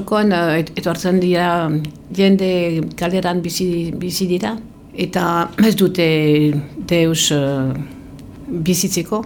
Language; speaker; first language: Basque; non-native, local second language; French